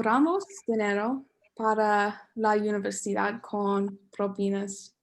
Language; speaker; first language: Spanish; non-native, learner; English